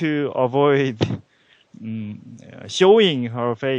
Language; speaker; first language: English; non-native, learner; Korean